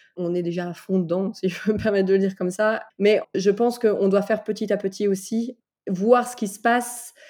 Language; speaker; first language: French; native; French